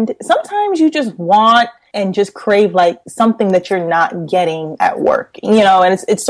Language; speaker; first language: English; native; English